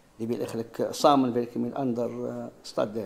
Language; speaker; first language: Dutch; non-native, learner; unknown